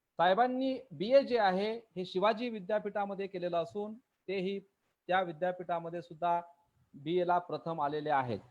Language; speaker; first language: Marathi; native; Marathi